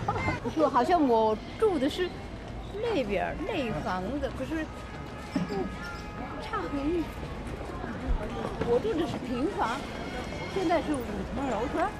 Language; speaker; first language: Chinese; non-native, local second language; Japanese